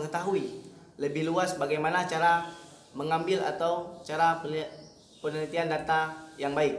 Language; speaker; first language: Indonesian; native; Indonesian